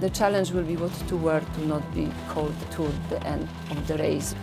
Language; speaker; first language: English; non-native, fluent; Polish